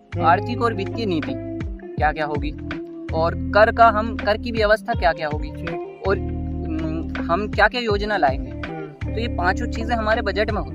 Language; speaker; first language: Hindi; native; Hindi